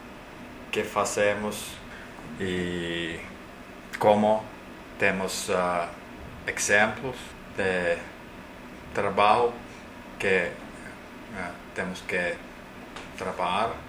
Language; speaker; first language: Spanish; non-native, learner; Portuguese